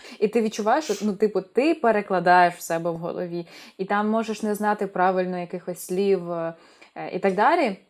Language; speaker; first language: Ukrainian; non-native, local second language; Russian